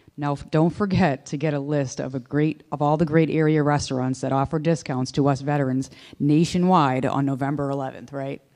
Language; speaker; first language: English; native; English